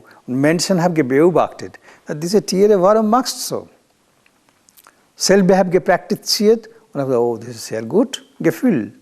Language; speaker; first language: German; non-native, learner; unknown